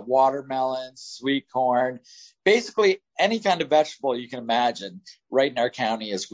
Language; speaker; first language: English; native; English